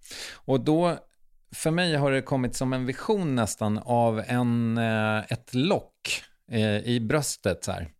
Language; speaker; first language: Swedish; native; Swedish